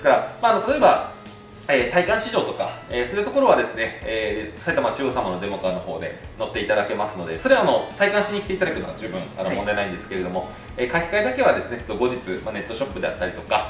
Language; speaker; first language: Japanese; native; Japanese